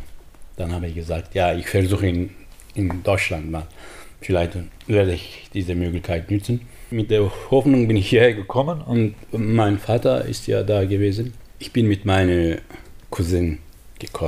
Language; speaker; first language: German; non-native, fluent; Turkish